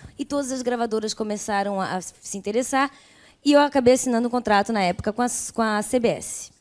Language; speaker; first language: Portuguese; early bilingual, other home language; Italian